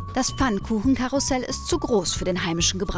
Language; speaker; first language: German; native; German